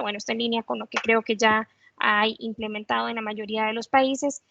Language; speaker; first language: Spanish; native; Spanish